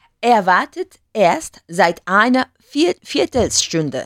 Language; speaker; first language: German; non-native, learner; Spanish